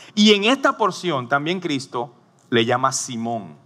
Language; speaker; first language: Spanish; native; Spanish